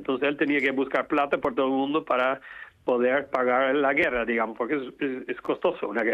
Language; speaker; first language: Spanish; non-native, fluent; Dutch